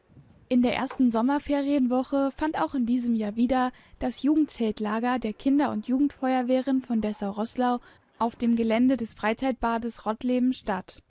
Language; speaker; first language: German; native; German